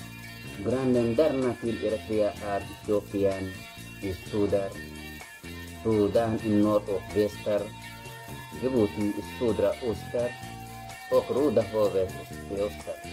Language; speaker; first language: Swedish; non-native, learner; Tigrinya